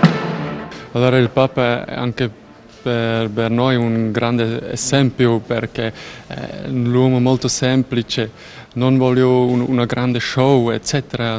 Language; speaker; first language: Italian; non-native, learner; German